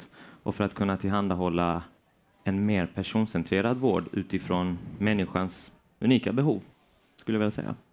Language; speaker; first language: Swedish; native; Swedish